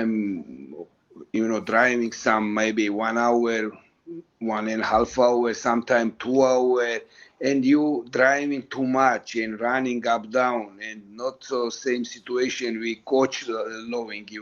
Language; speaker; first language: English; non-native, learner; Georgian